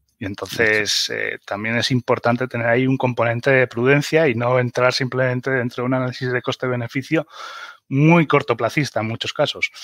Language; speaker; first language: Spanish; early bilingual, other home language; German